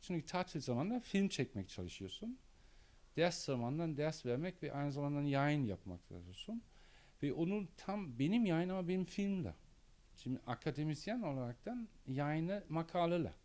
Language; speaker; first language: Turkish; non-native, learner; German